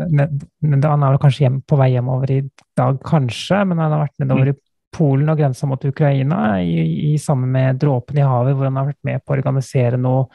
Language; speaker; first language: Norwegian; native; Norwegian